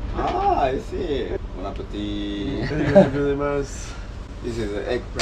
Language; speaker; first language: English; non-native, learner; Japanese